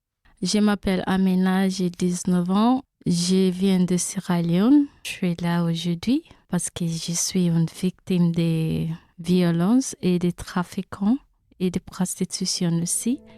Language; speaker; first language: French; non-native, learner; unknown